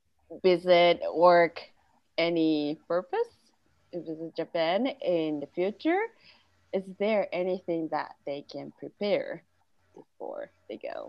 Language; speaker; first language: English; non-native, fluent; Japanese